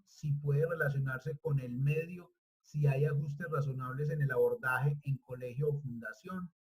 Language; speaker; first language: Spanish; native; Spanish